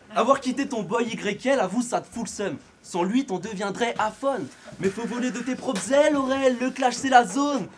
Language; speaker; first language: French; native; French